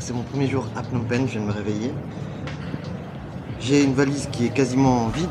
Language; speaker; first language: French; native; French